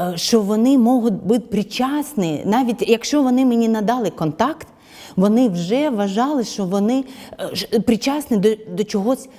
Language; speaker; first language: Ukrainian; native; Ukrainian